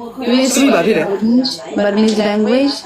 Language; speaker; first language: English; non-native, learner; Burmese